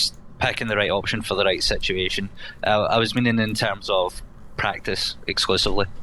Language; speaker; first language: English; native; English